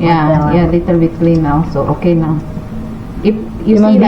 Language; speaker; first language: English; non-native, local second language; Filipino